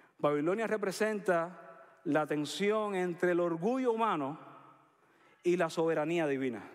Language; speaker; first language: Spanish; native; Spanish